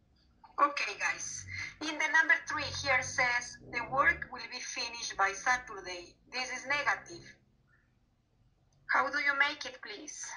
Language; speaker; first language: English; non-native, fluent; Spanish